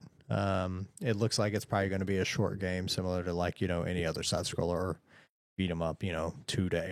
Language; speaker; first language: English; native; English